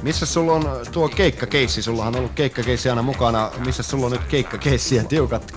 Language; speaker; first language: Finnish; native; Finnish